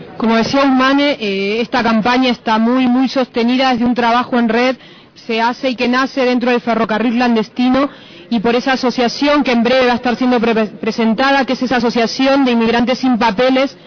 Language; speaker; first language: Spanish; native; Spanish